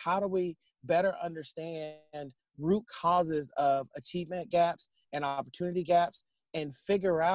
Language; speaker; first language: English; native; English